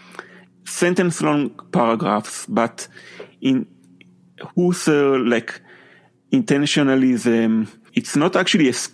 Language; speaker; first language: English; non-native, fluent; Hebrew